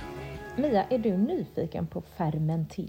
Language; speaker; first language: Swedish; native; Swedish